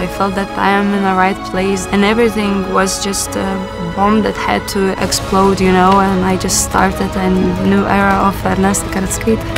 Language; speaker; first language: English; non-native, fluent; Lithuanian